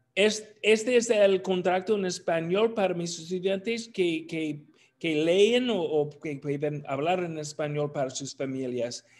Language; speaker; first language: Spanish; non-native, learner; English